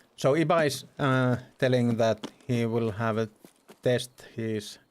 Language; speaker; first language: English; non-native, fluent; Finnish